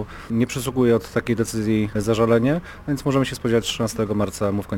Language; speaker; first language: Polish; native; Polish